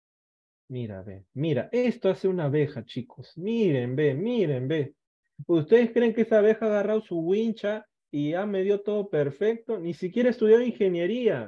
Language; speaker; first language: Spanish; native; Spanish